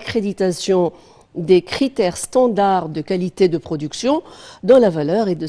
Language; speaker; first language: French; non-native, fluent; Arabic